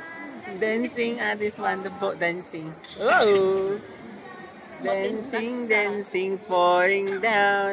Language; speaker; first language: English; non-native, learner; Filipino